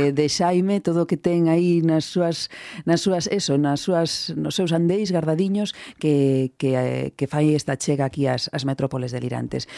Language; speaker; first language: Galician; non-native, local second language; Spanish